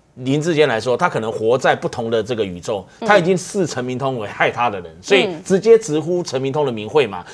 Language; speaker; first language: Chinese; native; Chinese